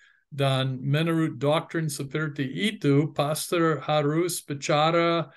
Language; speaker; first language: Indonesian; non-native, fluent; English